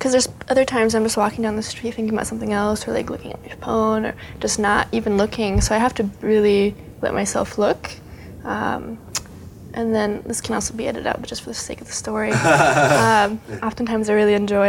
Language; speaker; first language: English; early bilingual, other home language; Spanish